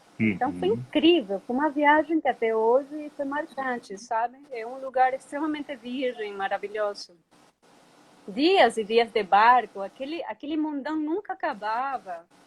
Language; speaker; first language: Portuguese; non-native, fluent; Spanish